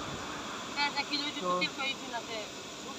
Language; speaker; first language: Polish; non-native, learner; Croatian